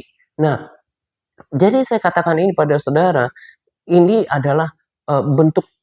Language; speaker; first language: Indonesian; native; Indonesian